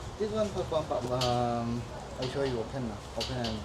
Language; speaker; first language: English; non-native, learner; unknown